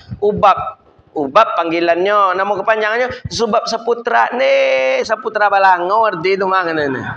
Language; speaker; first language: Malay; non-native, local second language; Minangkabau